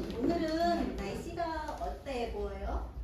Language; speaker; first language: Korean; non-native, fluent; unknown